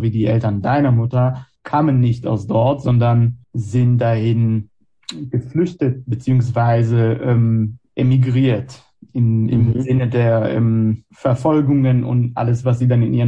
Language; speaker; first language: German; non-native, fluent; Hebrew